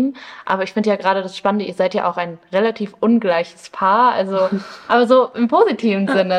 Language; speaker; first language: German; early bilingual, other home language; Spanish